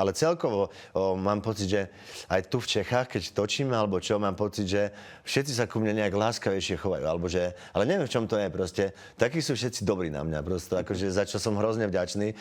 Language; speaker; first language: Slovak; native; Slovak